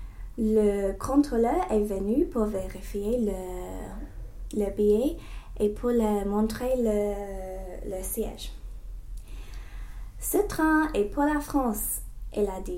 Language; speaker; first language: French; non-native, learner; English